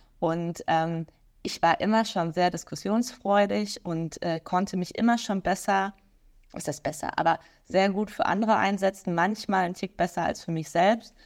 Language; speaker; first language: German; native; German